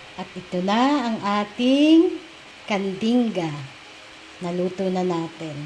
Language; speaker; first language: Filipino; non-native, local second language; Bikol